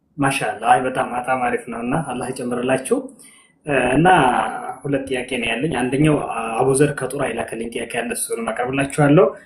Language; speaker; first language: Amharic; non-native, local second language; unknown